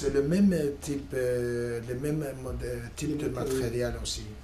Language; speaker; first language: French; non-native, learner; Spanish